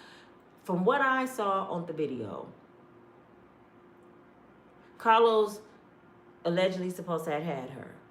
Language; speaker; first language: English; native; English